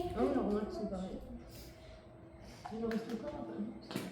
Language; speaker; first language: French; native; French